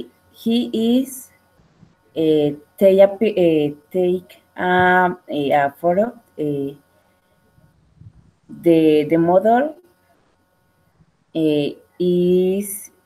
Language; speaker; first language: English; non-native, learner; Spanish